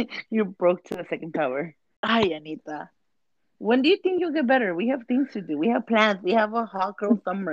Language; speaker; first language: English; early bilingual, other home language; Spanish